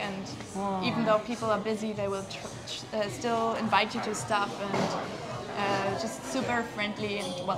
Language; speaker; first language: English; non-native, fluent; German